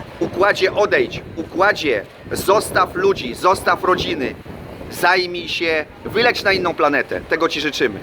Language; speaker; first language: Polish; native; Polish